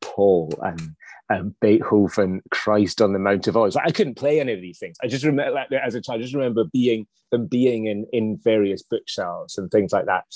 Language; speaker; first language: English; native; English